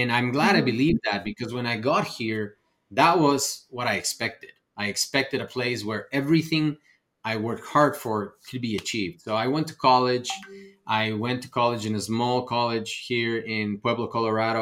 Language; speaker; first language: English; non-native, fluent; Spanish